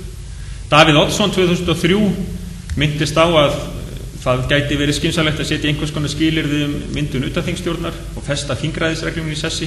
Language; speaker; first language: Icelandic; native; Icelandic